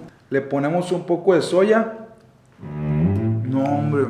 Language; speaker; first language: Spanish; native; Spanish